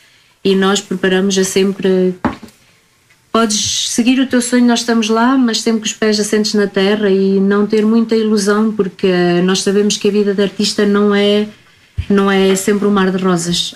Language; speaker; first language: Portuguese; native; Portuguese